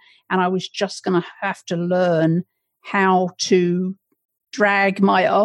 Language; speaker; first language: English; native; English